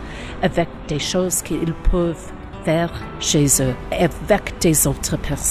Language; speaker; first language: French; non-native, learner; English